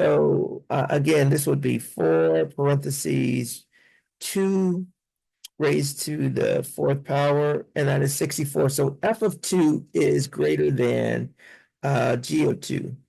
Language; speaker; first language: English; native; English